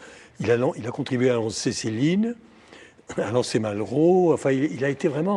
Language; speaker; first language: French; native; French